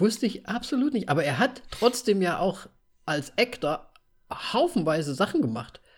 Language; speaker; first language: German; native; German